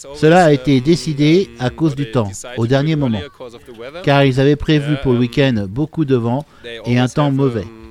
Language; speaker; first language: French; non-native, fluent; German